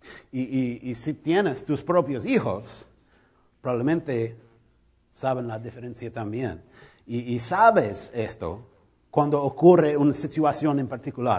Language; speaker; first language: Spanish; non-native, learner; English